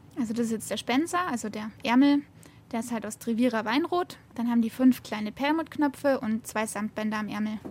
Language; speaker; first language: German; native; German